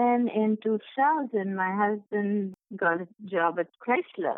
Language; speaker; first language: English; non-native, local second language; Bangla